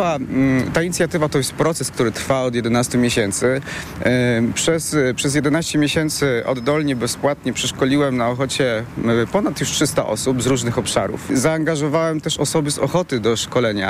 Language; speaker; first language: Polish; native; Polish